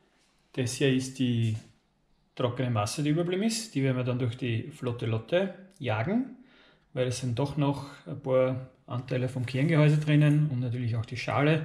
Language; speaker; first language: German; native; German